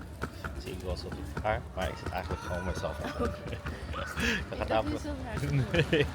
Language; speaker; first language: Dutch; early bilingual, other home language; Filipino